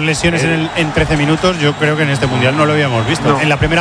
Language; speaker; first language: Spanish; native; Spanish